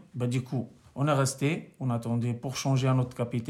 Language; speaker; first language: French; non-native, local second language; Arabic